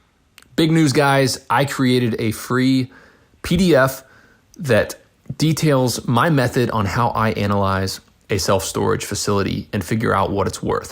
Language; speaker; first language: English; native; English